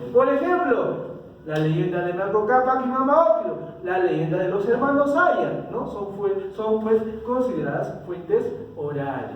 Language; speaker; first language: Spanish; native; Spanish